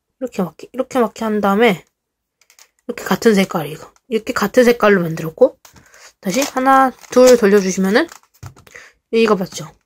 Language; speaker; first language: Korean; native; Korean